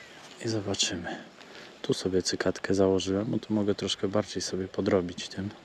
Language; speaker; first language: Polish; native; Polish